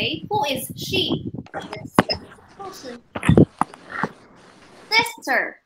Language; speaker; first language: English; non-native, fluent; Chinese